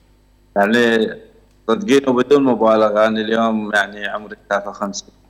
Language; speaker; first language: Arabic; native; Arabic